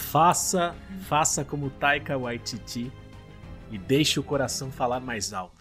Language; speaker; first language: Portuguese; native; Portuguese